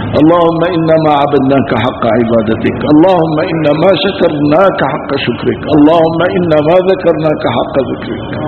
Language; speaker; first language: Arabic; early bilingual, other home language; Kurdish